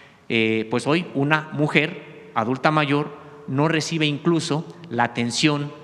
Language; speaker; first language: Spanish; native; Spanish